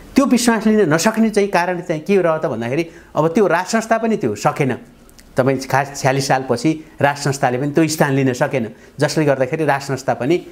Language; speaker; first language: Nepali; native; Nepali